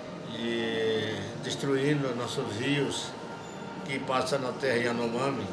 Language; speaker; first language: Portuguese; non-native, local second language; Yanomámi